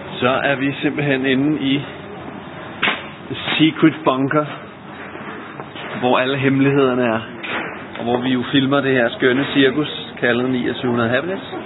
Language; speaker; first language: Danish; native; Danish